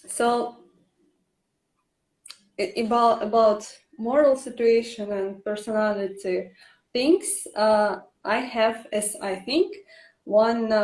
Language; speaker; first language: English; non-native, learner; Russian